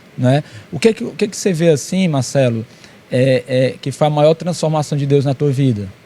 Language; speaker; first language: Portuguese; native; Portuguese